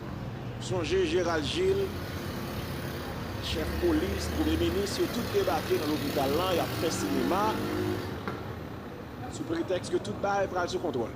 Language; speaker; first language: French; non-native, local second language; Haitian Creole